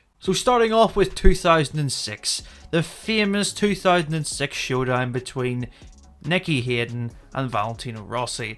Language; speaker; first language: English; native; English